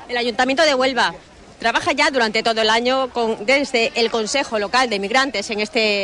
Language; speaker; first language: Spanish; native; Spanish